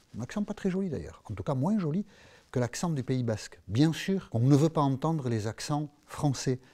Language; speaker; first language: French; native; French